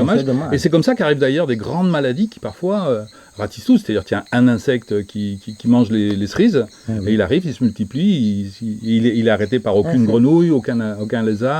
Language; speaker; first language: French; native; French